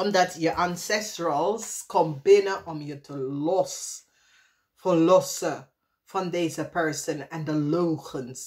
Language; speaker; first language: Dutch; non-native, fluent; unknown